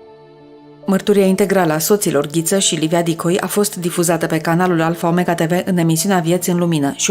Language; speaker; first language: Romanian; native; Romanian